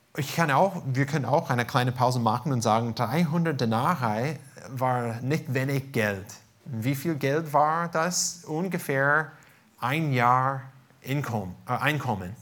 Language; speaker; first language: German; non-native, fluent; English